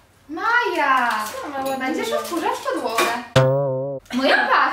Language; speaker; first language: Polish; native; Polish